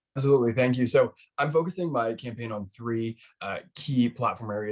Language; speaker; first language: English; native; English